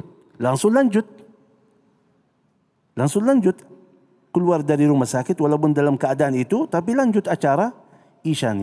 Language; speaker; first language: Indonesian; non-native, fluent; Arabic